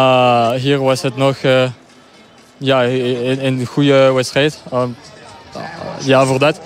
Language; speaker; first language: Dutch; non-native, local second language; French